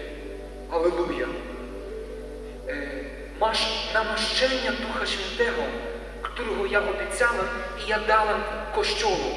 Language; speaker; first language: Polish; non-native, learner; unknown